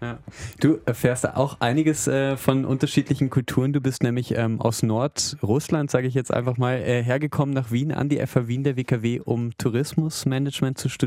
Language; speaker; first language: German; native; German